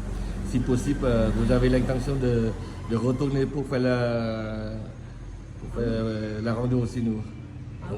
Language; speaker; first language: French; non-native, learner; Vietnamese